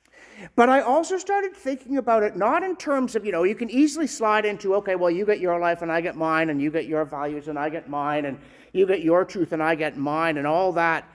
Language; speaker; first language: English; native; English